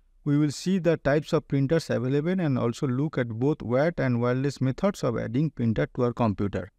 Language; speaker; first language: English; non-native, local second language; Bangla